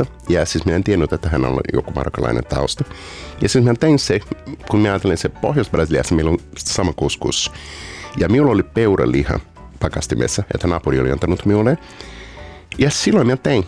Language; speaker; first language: Finnish; non-native, fluent; Portuguese